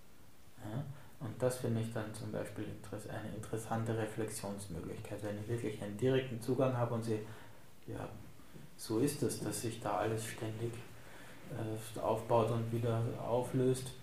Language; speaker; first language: German; native; German